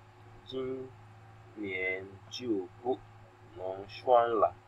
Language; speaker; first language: Chinese; non-native, learner; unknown